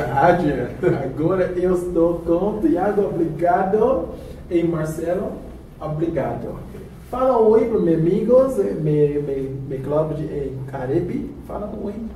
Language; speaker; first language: Portuguese; non-native, learner; English